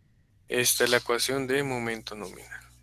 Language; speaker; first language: Spanish; native; Spanish